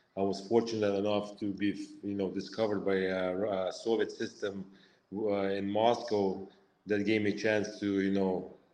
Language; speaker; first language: English; non-native, fluent; Lithuanian